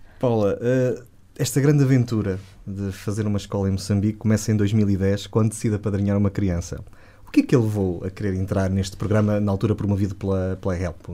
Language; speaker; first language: Portuguese; native; Portuguese